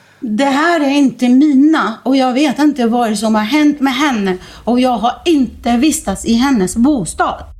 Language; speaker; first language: Swedish; non-native, fluent; Arabic